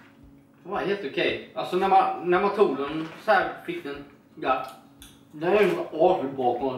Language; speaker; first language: Swedish; native; Swedish